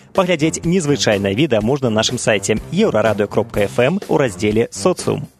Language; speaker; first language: Belarusian; native; Belarusian